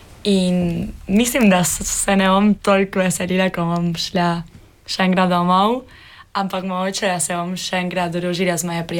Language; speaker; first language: Slovenian; early bilingual, heritage; Spanish